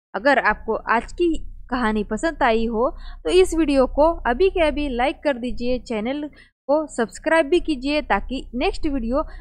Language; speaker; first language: Hindi; non-native, local second language; Marathi